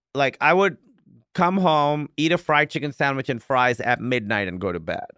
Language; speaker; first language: English; non-native, local second language; Urdu